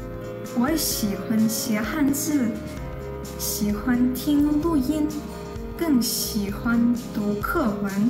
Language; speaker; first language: Chinese; non-native, learner; Russian